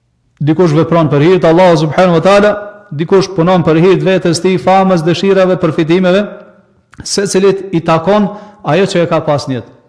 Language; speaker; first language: Albanian; native; Albanian